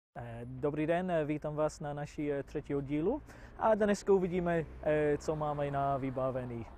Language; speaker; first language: Czech; non-native, fluent; English